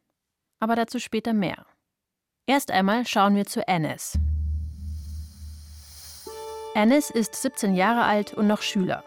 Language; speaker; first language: German; native; German